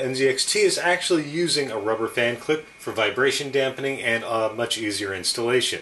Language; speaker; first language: English; native; English